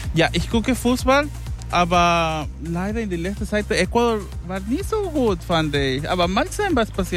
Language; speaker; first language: German; non-native, learner; Spanish